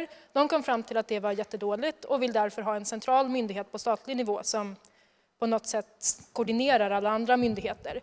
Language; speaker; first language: Swedish; native; Swedish